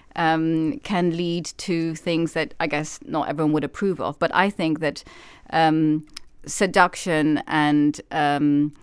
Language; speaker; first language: English; native; English